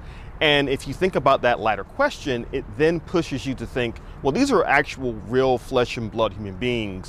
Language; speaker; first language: English; native; English